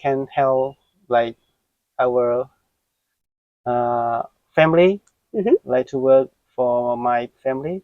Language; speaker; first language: English; non-native, learner; Khmer